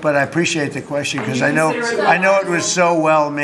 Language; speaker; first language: English; native; English